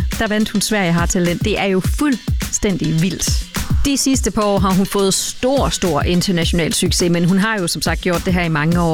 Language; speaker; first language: Danish; native; Danish